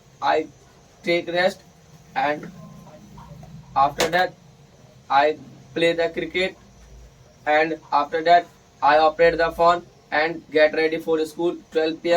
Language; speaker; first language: English; non-native, learner; Hindi